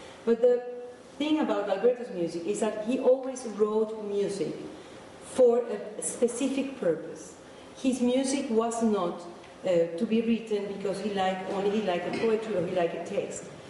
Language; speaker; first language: English; non-native, fluent; Spanish